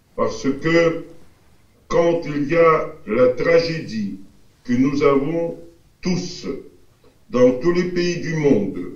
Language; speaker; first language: French; non-native, fluent; Russian